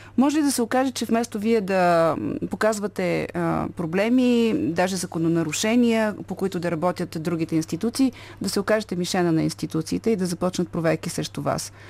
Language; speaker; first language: Bulgarian; native; Bulgarian